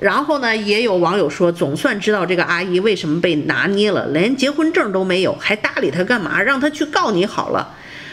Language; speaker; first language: Chinese; native; Chinese